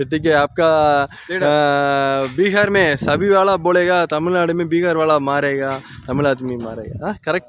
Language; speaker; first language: Hindi; non-native, local second language; Tamil